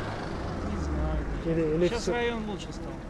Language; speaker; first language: Russian; native; Russian